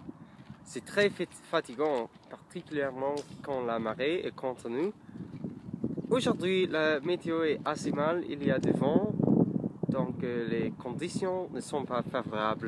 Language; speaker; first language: French; non-native, learner; English